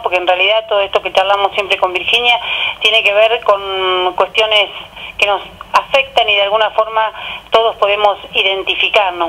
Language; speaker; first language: Spanish; native; Spanish